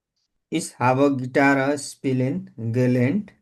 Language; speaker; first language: German; non-native, learner; Nepali